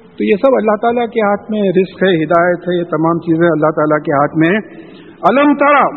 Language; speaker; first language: Urdu; native; Urdu